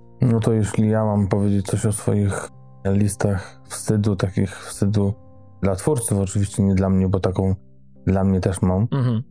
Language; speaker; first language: Polish; native; Polish